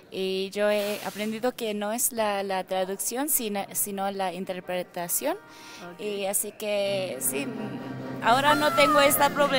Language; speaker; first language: Spanish; non-native, learner; English